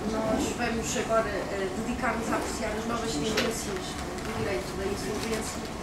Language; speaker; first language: Portuguese; native; Portuguese